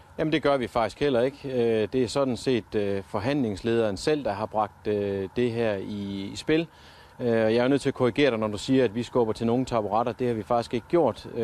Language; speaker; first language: Danish; native; Danish